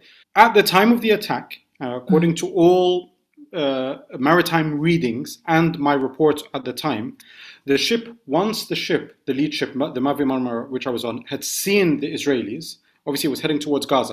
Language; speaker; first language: English; native; English